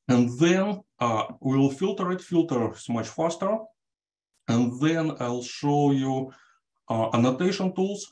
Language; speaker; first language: English; non-native, fluent; Russian